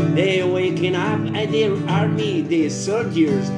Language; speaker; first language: English; non-native, learner; Arabic